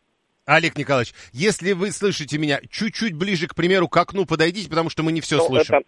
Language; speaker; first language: Russian; native; Russian